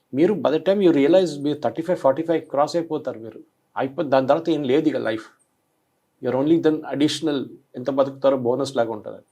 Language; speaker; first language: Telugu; non-native, local second language; Malayalam